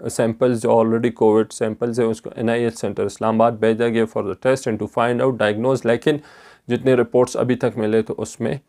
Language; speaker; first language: Urdu; non-native, local second language; Pashto